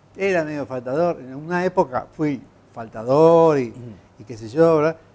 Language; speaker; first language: Spanish; native; Spanish